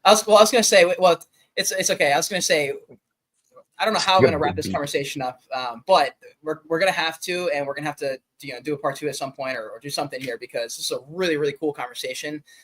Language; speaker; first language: English; native; English